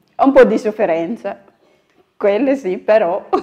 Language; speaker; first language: Italian; non-native, learner; Malagasy